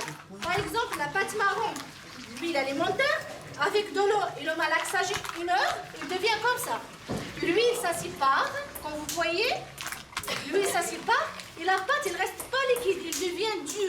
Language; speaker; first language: French; non-native, local second language; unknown